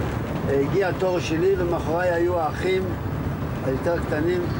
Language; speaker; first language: Hebrew; non-native, fluent; Yiddish